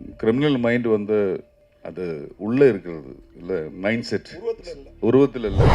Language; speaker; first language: Tamil; non-native, learner; Malayalam